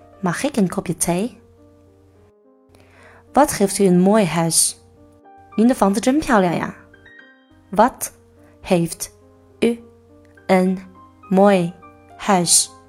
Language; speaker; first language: Dutch; non-native, learner; Chinese